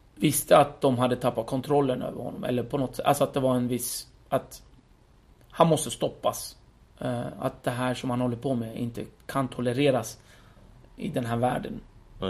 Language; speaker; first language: Swedish; early bilingual, other home language; Kurdish